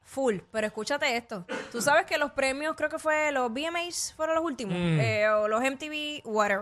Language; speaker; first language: Spanish; native; Spanish